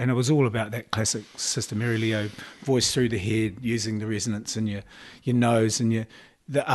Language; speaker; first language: English; native; English